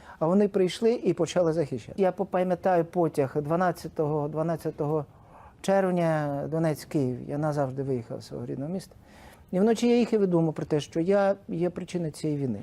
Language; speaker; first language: Ukrainian; non-native, local second language; Russian